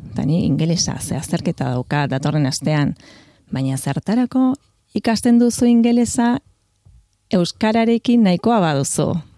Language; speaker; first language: Basque; non-native, fluent; Spanish